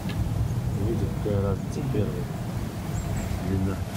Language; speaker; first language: Russian; non-native, learner; Bulgarian